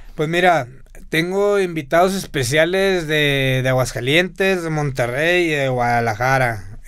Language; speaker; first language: Spanish; native; Spanish